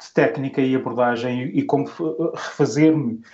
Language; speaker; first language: Portuguese; native; Portuguese